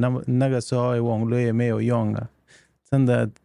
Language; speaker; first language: Chinese; non-native, learner; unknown